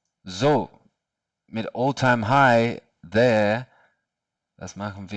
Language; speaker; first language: German; non-native, learner; English